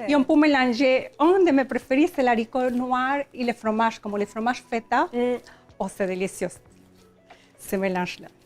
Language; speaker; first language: French; non-native, learner; Spanish